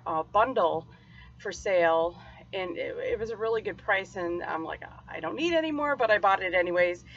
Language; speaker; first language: English; native; English